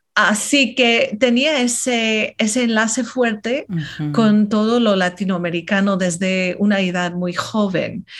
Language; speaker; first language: Spanish; non-native, fluent; English